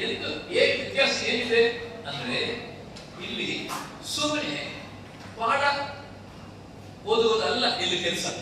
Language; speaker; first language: Kannada; non-native, local second language; Telugu